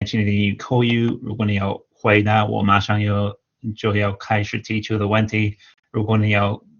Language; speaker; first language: Chinese; non-native, fluent; English